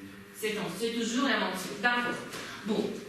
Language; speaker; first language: French; non-native, fluent; Russian